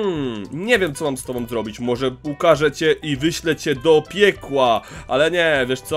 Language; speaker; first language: Polish; native; Polish